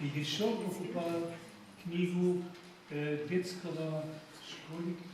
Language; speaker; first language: Russian; non-native, fluent; German